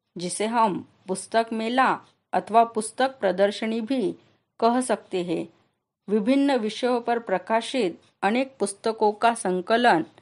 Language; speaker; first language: Hindi; non-native, local second language; Marathi